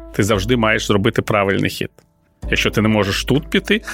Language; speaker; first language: Ukrainian; non-native, local second language; Russian